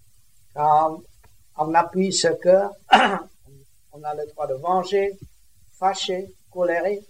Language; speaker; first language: French; non-native, learner; Vietnamese